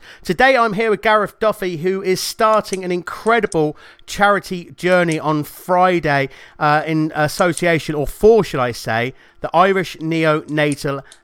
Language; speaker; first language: English; native; English